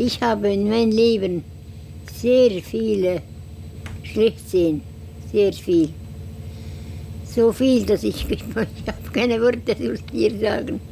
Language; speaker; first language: German; non-native, learner; Estonian